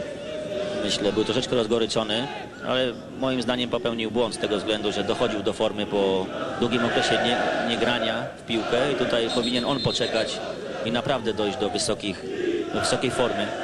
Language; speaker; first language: Polish; native; Polish